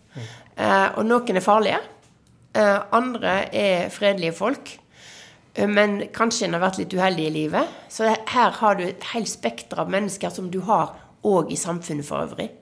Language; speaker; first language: Norwegian; native; Norwegian